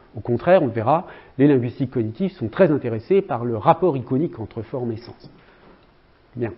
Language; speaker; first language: French; native; French